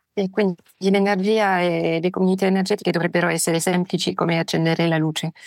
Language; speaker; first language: Italian; non-native, fluent; French